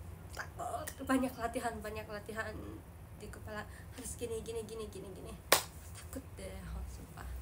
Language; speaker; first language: Indonesian; non-native, learner; Japanese